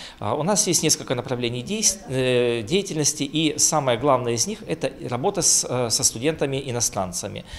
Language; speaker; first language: Russian; native; Russian